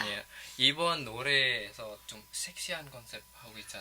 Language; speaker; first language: Korean; non-native, fluent; Indonesian